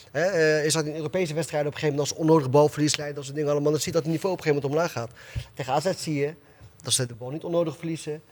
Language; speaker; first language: Dutch; early bilingual, other home language; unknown